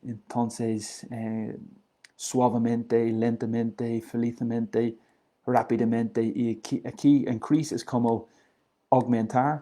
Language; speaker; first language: Spanish; non-native, learner; English